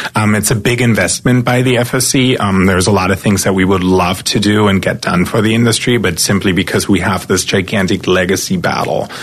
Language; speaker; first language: English; non-native, fluent; German